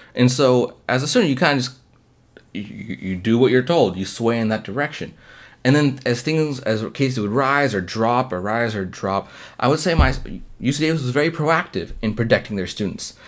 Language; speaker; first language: English; early bilingual, other home language; Hindi